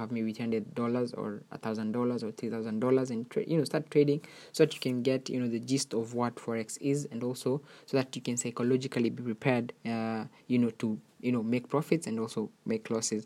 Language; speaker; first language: English; non-native, local second language; Swahili